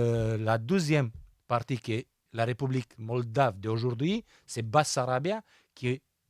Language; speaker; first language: French; non-native, fluent; Romanian